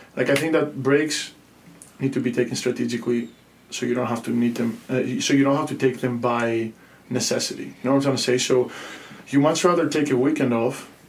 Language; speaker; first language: English; non-native, fluent; Greek